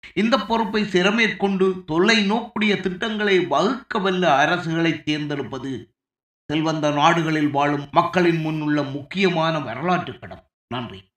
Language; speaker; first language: Tamil; native; Tamil